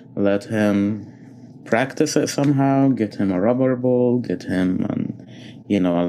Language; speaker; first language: English; non-native, fluent; Arabic